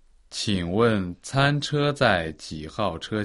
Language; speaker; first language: Chinese; non-native, learner; Portuguese